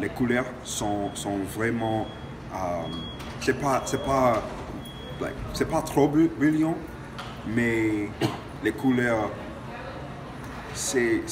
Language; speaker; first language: French; non-native, learner; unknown